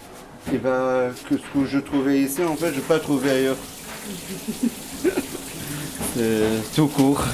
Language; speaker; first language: French; non-native, learner; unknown